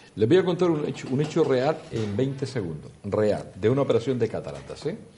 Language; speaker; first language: Spanish; native; Spanish